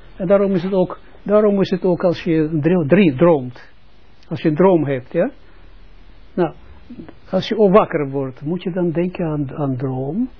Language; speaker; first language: Dutch; non-native, fluent; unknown